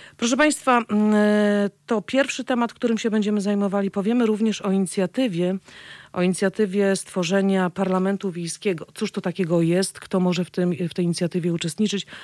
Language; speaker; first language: Polish; native; Polish